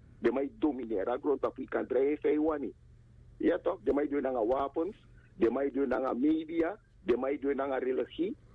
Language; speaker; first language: Dutch; native; Dutch